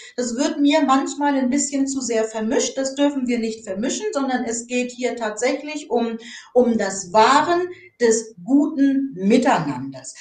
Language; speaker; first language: German; native; German